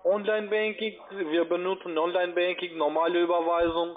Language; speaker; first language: German; non-native, learner; Italian